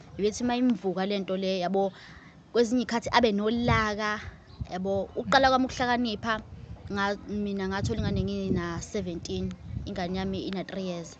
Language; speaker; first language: Zulu; native; Zulu